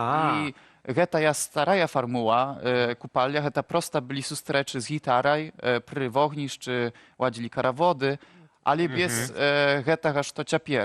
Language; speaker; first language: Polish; non-native, local second language; Ukrainian